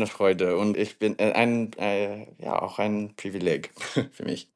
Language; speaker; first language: German; non-native, learner; English